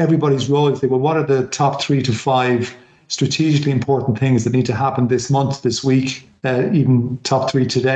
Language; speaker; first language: English; native; English